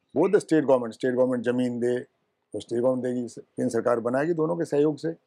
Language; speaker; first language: Hindi; native; Hindi